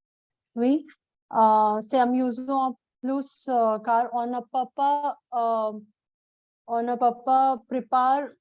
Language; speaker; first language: French; non-native, learner; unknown